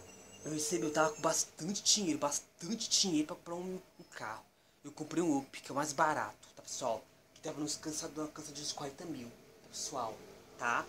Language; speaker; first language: Portuguese; native; Portuguese